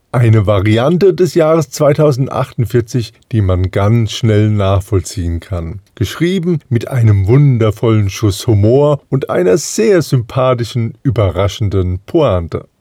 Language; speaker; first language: German; native; German